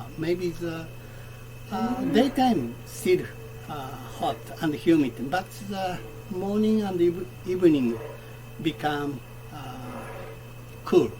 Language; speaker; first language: English; non-native, learner; Japanese